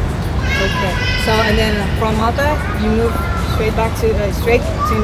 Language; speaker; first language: English; non-native, fluent; Indonesian